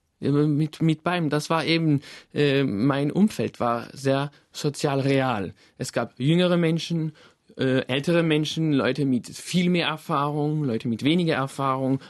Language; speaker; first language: German; non-native, fluent; French